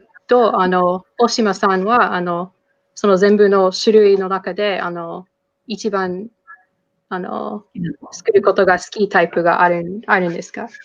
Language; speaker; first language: Japanese; non-native, fluent; English